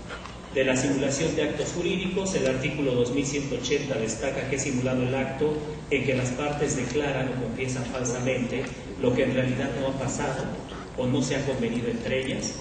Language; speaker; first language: Spanish; native; Spanish